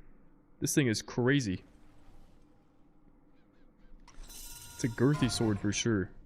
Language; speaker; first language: English; native; English